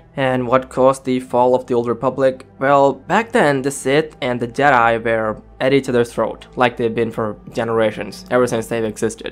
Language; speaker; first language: English; native; English